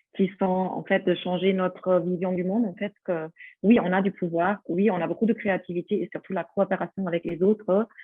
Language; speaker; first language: French; non-native, fluent; German